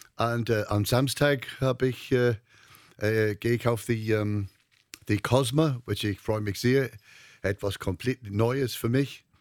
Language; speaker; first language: German; non-native, learner; English